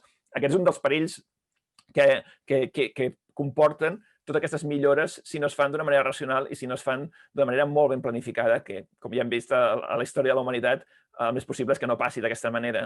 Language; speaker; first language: Catalan; native; Catalan